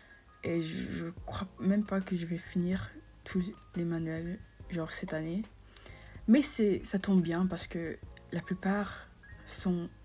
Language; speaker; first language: French; non-native, fluent; English